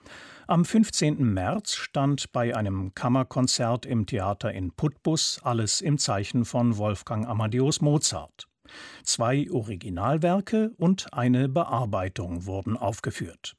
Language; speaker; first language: German; native; German